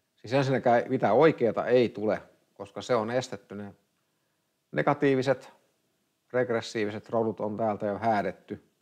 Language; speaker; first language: Finnish; native; Finnish